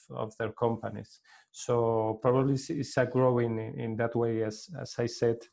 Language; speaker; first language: English; non-native, learner; Spanish